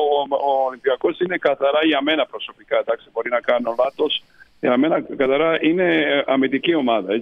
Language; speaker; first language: Greek; non-native, fluent; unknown